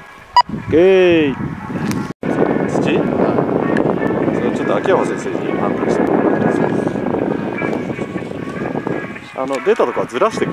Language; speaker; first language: Japanese; native; Japanese